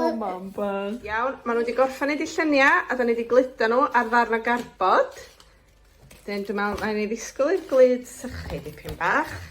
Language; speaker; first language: Welsh; native; Welsh